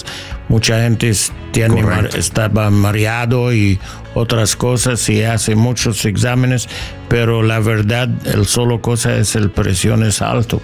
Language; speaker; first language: Spanish; non-native, learner; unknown